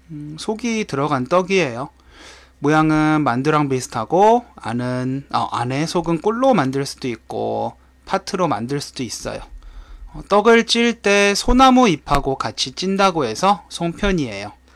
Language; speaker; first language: Korean; native; Korean